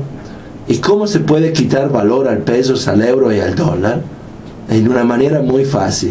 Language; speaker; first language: Spanish; non-native, fluent; Italian